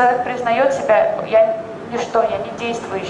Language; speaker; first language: Russian; native; Russian